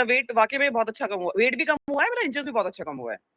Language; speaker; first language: Hindi; native; Hindi